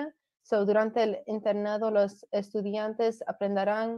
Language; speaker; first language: Spanish; early bilingual, other home language; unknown